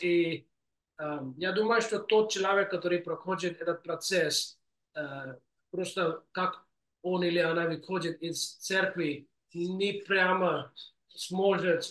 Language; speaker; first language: Russian; non-native, fluent; English